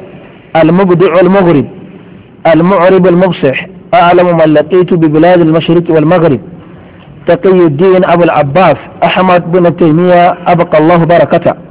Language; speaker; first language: Arabic; non-native, fluent; Hausa